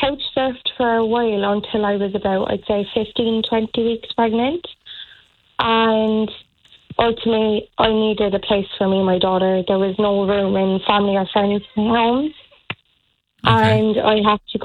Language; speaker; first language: English; native; English